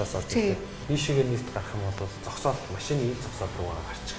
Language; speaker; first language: Mongolian; native; Mongolian